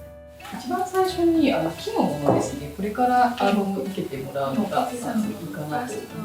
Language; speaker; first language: Japanese; native; Japanese